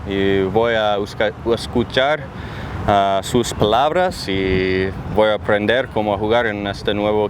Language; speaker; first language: Spanish; non-native, learner; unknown